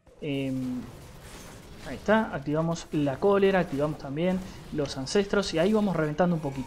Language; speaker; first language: Spanish; native; Spanish